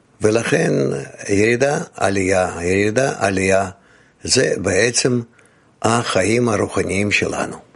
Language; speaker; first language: Hebrew; non-native, fluent; Russian